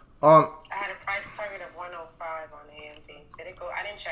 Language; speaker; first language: English; native; English